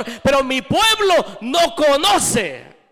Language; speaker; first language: Spanish; native; Spanish